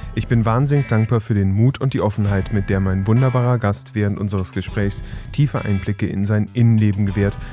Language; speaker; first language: German; early bilingual, other home language; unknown